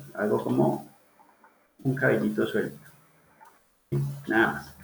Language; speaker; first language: Spanish; native; Spanish